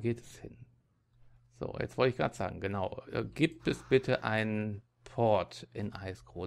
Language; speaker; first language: German; native; German